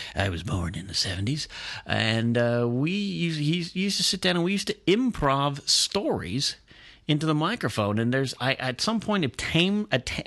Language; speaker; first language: English; native; English